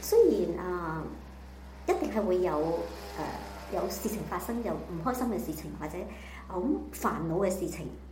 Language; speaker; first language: Chinese; native; Chinese